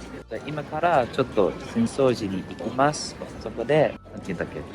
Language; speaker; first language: Japanese; non-native, fluent; English